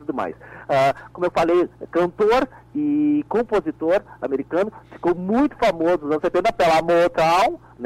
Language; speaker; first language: Portuguese; native; Portuguese